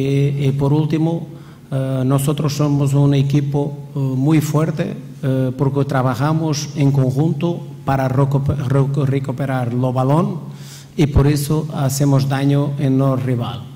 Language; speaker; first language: Spanish; non-native, fluent; Portuguese